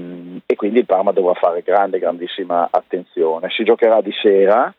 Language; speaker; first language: Italian; native; Italian